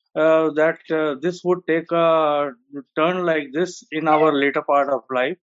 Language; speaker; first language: English; non-native, local second language; Hindi